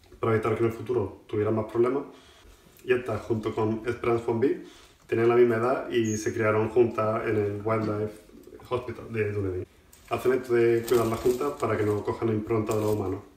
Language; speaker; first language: Spanish; native; Spanish